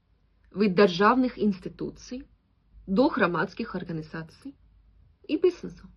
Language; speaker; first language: Ukrainian; non-native, fluent; Swedish